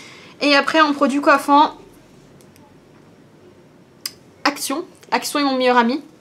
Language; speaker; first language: French; native; French